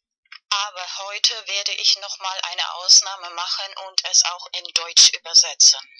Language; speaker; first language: German; non-native, learner; Spanish